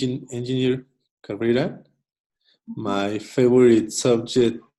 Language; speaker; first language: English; non-native, learner; Spanish